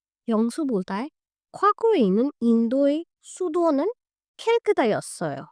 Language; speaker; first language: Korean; non-native, fluent; Hindi